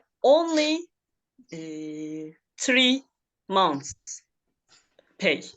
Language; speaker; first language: English; non-native, learner; Turkish